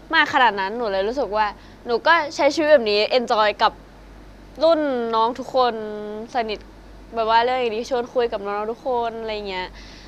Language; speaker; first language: Thai; native; Thai